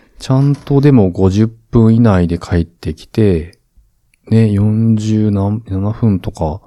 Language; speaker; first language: Japanese; native; Japanese